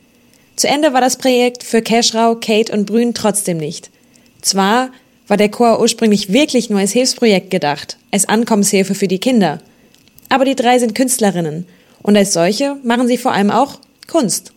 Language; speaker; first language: German; native; German